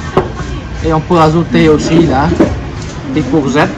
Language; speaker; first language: French; non-native, fluent; Khmer